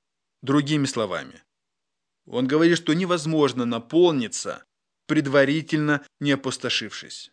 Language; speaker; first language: Russian; native; Russian